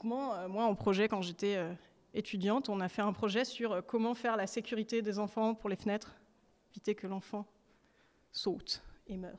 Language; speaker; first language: French; native; French